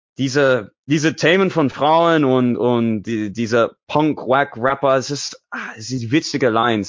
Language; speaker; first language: German; non-native, learner; English